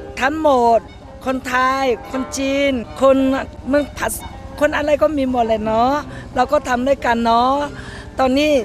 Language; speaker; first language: Thai; non-native, learner; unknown